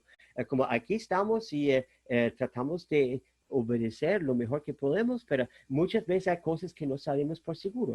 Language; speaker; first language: Spanish; non-native, fluent; German